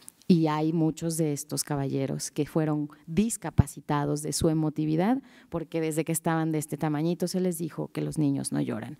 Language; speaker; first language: Spanish; native; Spanish